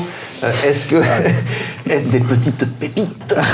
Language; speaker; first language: French; native; French